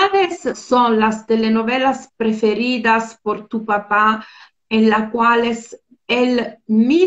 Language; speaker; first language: Spanish; non-native, fluent; Italian